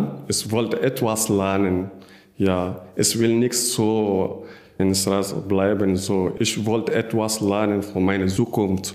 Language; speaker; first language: German; non-native, learner; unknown